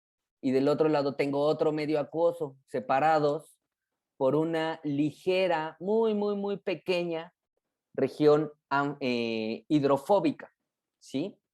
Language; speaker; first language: Spanish; native; Spanish